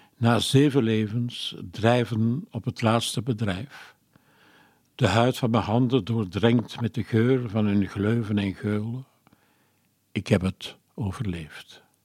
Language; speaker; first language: Dutch; non-native, local second language; French